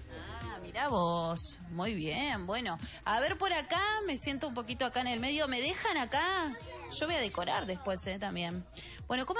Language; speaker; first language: Spanish; native; Spanish